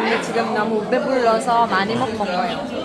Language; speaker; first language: Korean; non-native, learner; Vietnamese